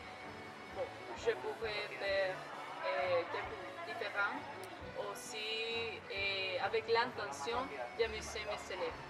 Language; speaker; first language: French; non-native, learner; Spanish